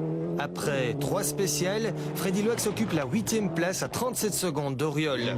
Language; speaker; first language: French; native; French